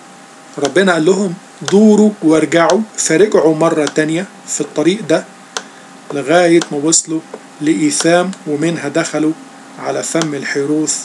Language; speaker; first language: Arabic; native; Arabic